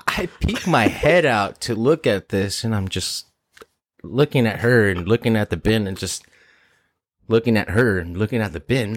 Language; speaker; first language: English; early bilingual, other home language; Spanish